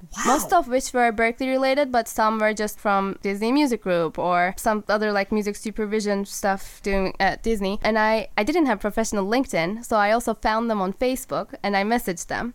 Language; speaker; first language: English; non-native, fluent; Turkish